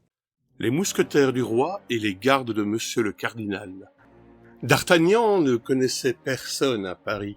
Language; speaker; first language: French; native; French